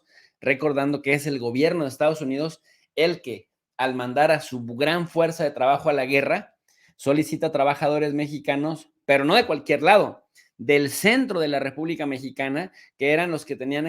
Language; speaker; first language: Spanish; native; Spanish